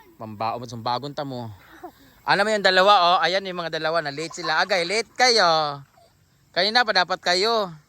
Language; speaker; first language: Filipino; non-native, local second language; Cebuano